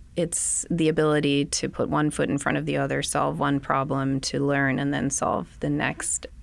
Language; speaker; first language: English; non-native, fluent; Danish